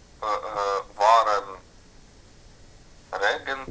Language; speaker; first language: German; non-native, learner; Ukrainian